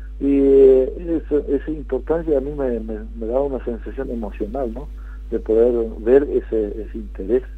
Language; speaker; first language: Spanish; non-native, local second language; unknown